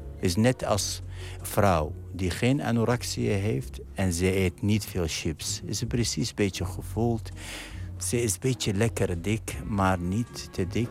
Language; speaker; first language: Dutch; non-native, fluent; Arabic